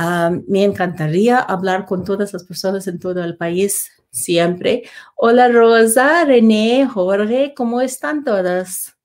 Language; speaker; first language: Spanish; non-native, learner; English